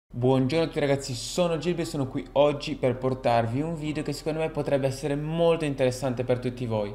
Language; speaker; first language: Italian; native; Italian